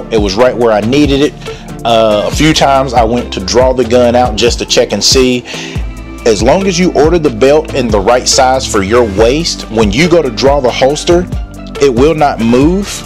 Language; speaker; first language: English; native; English